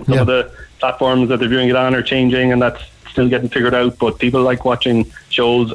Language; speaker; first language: English; native; English